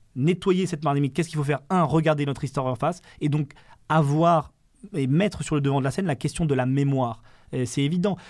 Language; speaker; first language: French; native; French